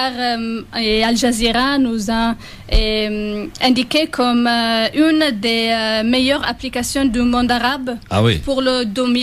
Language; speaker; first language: French; non-native, fluent; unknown